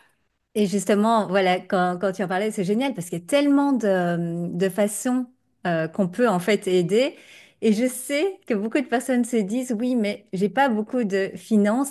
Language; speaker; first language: French; native; French